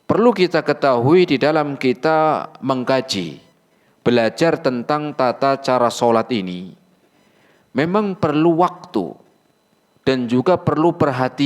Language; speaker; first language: Indonesian; native; Indonesian